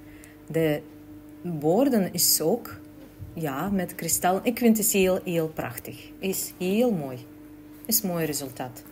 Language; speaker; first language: Dutch; non-native, learner; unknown